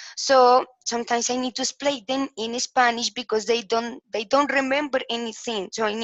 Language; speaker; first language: English; non-native, learner; Spanish